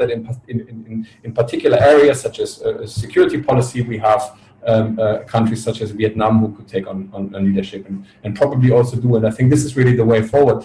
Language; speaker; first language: English; non-native, fluent; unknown